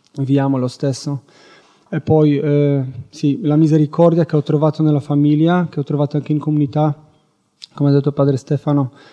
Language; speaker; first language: Italian; non-native, fluent; Polish